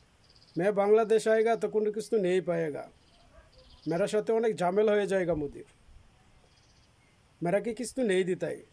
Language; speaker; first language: Hindi; non-native, learner; Bangla